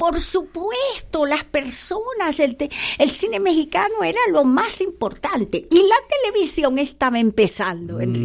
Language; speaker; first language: Spanish; native; Spanish